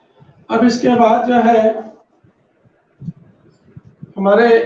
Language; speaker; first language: Hindi; native; Hindi